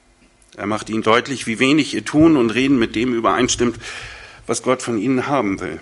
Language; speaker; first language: German; native; German